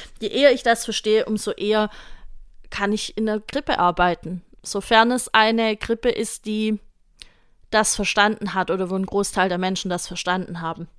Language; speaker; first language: German; native; German